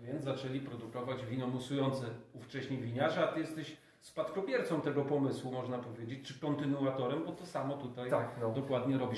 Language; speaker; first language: Polish; native; Polish